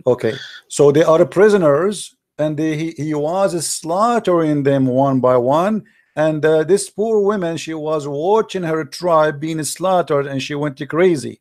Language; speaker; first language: English; non-native, fluent; Arabic